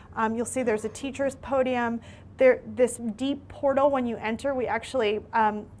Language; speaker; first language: English; native; English